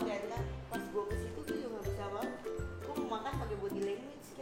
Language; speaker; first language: Indonesian; native; Indonesian